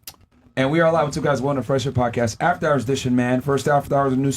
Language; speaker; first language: English; native; English